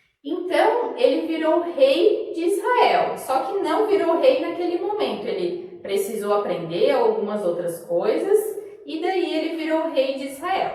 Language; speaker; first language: Portuguese; native; Portuguese